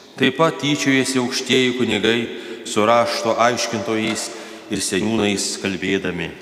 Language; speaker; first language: Lithuanian; native; Lithuanian